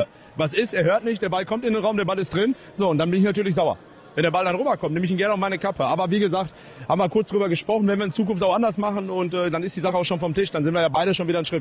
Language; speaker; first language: German; native; German